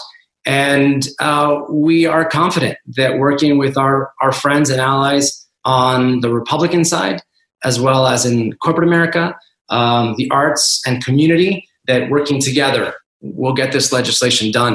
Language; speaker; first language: English; native; English